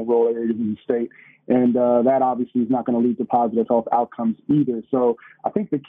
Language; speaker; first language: English; native; English